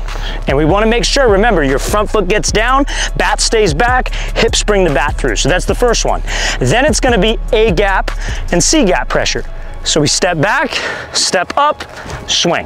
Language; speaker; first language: English; native; English